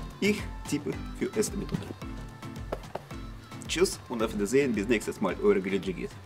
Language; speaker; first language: German; non-native, learner; Russian